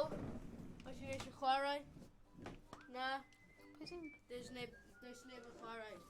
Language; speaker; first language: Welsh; non-native, local second language; English